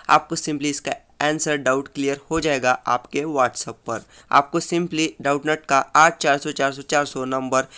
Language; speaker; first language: Hindi; non-native, local second language; Marathi